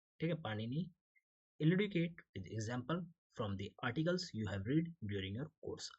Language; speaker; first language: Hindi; native; Hindi